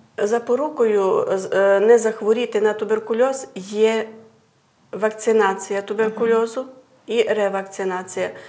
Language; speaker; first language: Ukrainian; native; Ukrainian